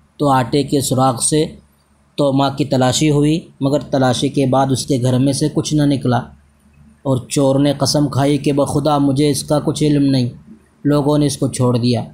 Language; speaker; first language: Urdu; native; Urdu